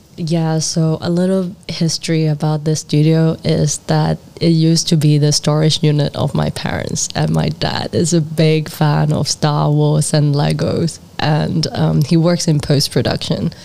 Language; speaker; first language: English; non-native, local second language; Cantonese